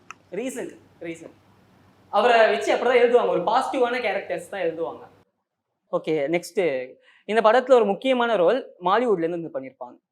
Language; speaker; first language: Tamil; native; Tamil